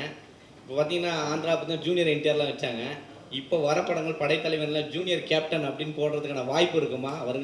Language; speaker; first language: Tamil; native; Tamil